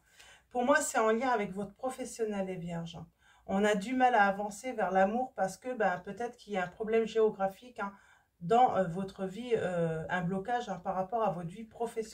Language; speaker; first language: French; native; French